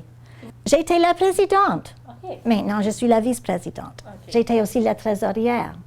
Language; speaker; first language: French; non-native, fluent; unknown